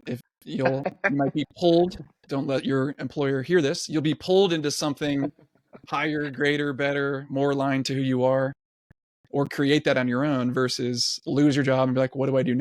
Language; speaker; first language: English; native; English